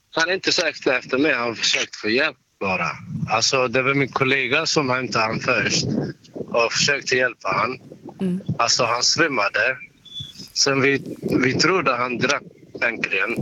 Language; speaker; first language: Swedish; non-native, learner; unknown